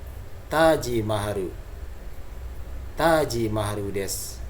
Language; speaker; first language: Japanese; non-native, fluent; Indonesian